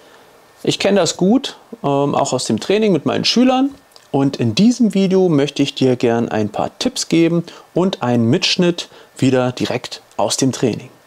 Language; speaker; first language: German; native; German